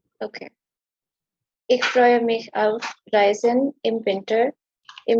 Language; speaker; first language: German; non-native, learner; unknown